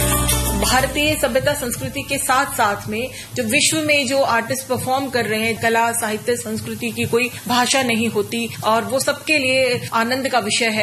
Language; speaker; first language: Hindi; native; Hindi